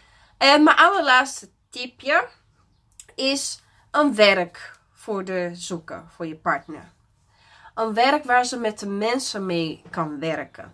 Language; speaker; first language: Dutch; non-native, fluent; Portuguese